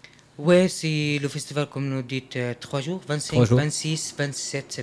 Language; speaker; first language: French; non-native, learner; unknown